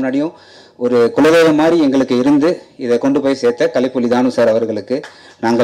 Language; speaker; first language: Tamil; native; Tamil